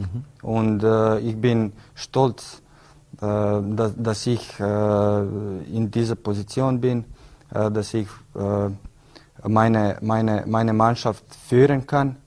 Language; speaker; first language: German; non-native, learner; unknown